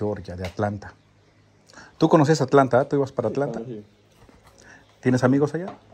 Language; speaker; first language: Spanish; native; Spanish